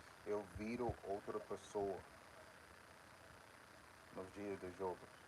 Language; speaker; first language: Portuguese; non-native, fluent; English